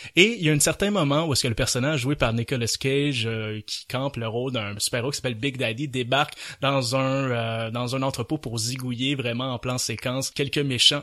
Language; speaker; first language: French; native; French